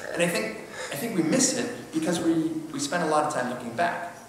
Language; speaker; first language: English; native; English